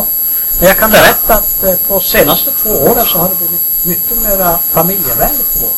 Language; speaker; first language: Swedish; native; Swedish